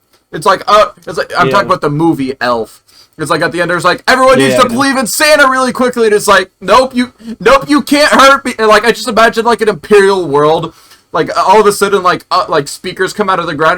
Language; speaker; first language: English; native; English